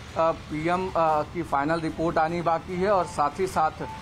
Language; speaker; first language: Hindi; native; Hindi